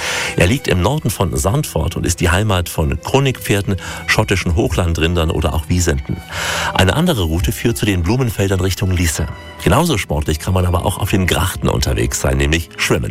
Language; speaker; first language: German; native; German